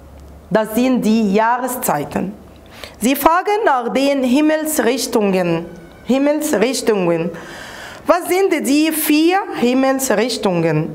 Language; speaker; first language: German; non-native, fluent; Arabic